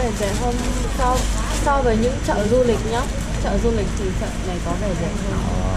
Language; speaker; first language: Vietnamese; native; Vietnamese